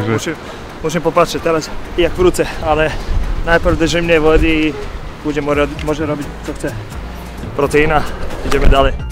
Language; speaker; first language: Polish; non-native, learner; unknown